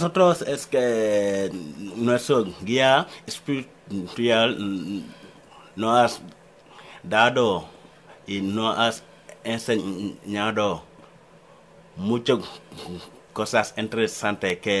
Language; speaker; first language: Spanish; non-native, learner; Wolof